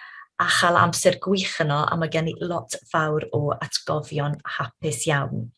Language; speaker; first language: Welsh; native; Welsh